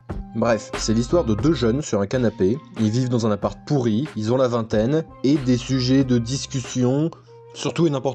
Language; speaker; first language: French; native; French